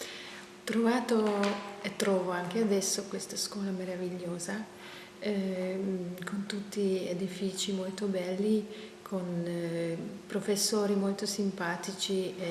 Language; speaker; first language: Italian; non-native, fluent; Hungarian